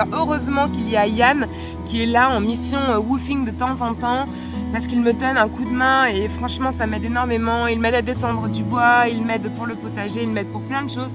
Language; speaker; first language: French; native; French